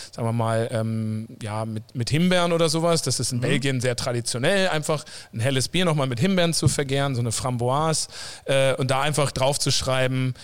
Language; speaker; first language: German; native; German